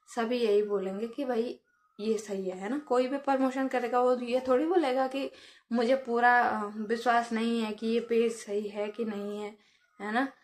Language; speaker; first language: Hindi; native; Hindi